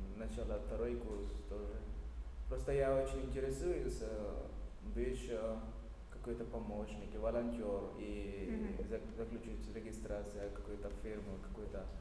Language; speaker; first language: Russian; non-native, learner; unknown